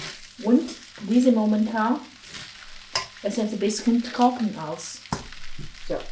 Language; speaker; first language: German; non-native, learner; Chinese